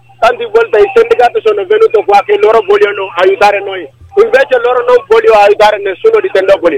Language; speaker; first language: Italian; non-native, learner; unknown